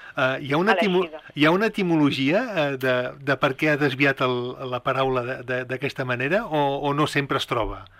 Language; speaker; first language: Catalan; native; Catalan